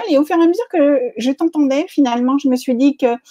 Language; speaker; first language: French; native; French